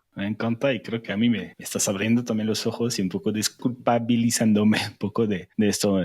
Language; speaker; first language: Spanish; non-native, fluent; French